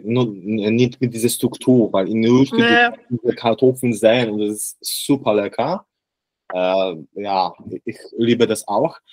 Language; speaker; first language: German; non-native, learner; Polish